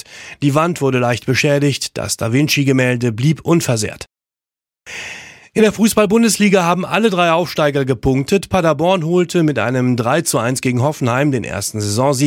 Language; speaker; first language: German; native; German